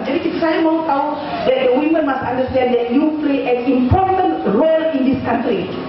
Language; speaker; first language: English; non-native, local second language; Malay